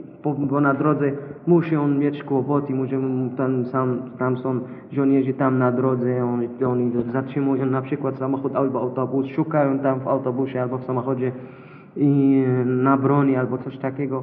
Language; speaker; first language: Polish; non-native, fluent; Arabic